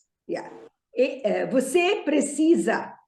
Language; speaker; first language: Portuguese; non-native, fluent; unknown